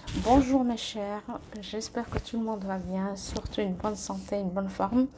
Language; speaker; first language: French; non-native, local second language; Arabic